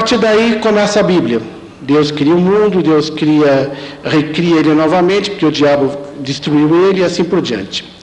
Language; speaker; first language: Portuguese; native; Portuguese